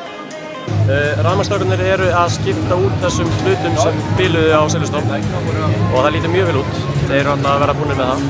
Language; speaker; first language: Icelandic; native; Icelandic